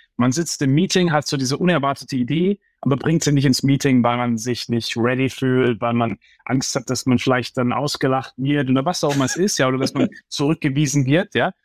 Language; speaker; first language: German; native; German